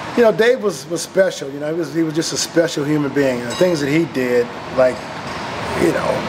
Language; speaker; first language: English; native; English